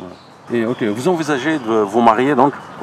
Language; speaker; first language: French; native; French